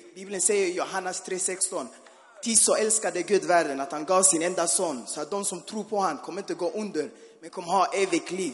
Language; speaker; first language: Swedish; early bilingual, other home language; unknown